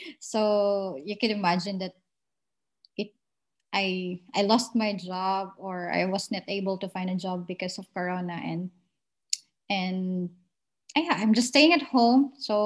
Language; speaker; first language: English; non-native, local second language; Filipino